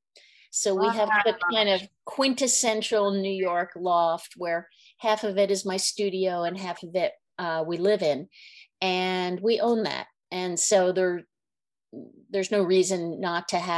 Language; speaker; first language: English; native; English